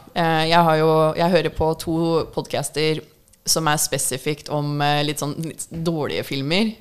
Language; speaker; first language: Norwegian; early bilingual, other home language; English